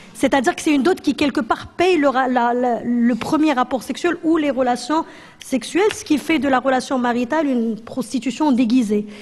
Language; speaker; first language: French; non-native, local second language; Arabic